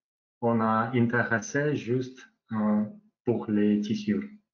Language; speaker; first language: French; non-native, learner; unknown